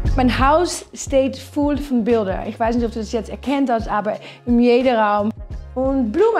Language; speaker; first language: German; non-native, fluent; Dutch